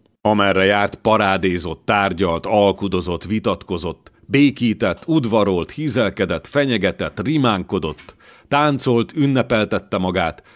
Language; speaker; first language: Hungarian; native; Hungarian